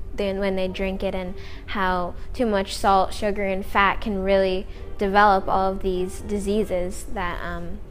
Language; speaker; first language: English; native; English